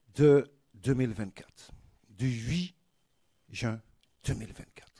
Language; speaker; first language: French; native; French